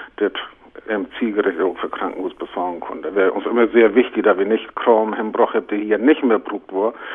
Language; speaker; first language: German; native; German